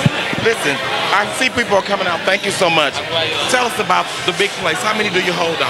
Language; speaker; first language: English; native; English